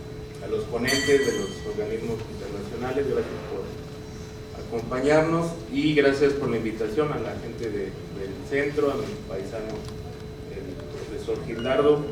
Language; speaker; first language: Spanish; native; Spanish